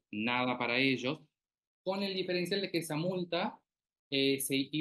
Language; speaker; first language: Spanish; native; Spanish